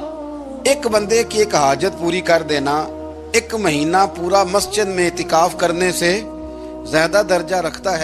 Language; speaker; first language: Urdu; native; Urdu